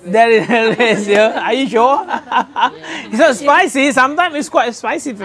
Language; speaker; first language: English; non-native, fluent; Indonesian